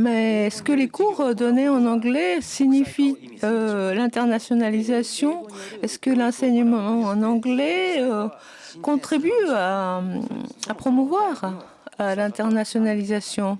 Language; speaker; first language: French; non-native, fluent; Japanese